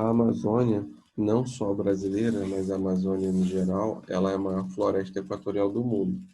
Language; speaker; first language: Portuguese; native; Portuguese